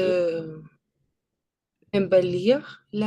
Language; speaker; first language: French; non-native, learner; Spanish